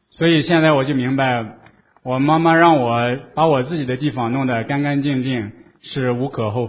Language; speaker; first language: Chinese; native; Chinese